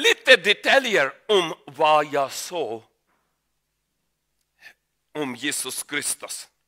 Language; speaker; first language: Swedish; non-native, learner; Urdu